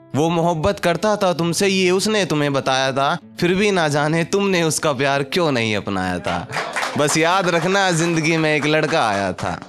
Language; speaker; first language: Hindi; native; Hindi